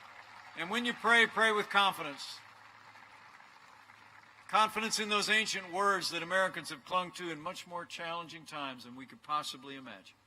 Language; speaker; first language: English; native; English